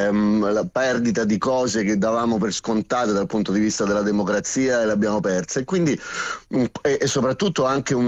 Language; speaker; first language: Italian; native; Italian